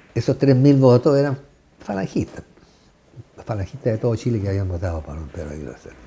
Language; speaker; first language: Spanish; native; Spanish